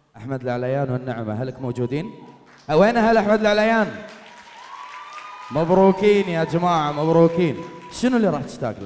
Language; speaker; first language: Arabic; native; Arabic